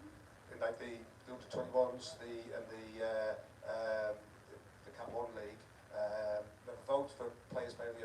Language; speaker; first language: English; native; English